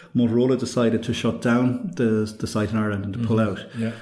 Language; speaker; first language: English; native; English